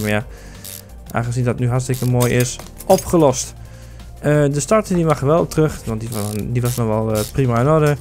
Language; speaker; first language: Dutch; native; Dutch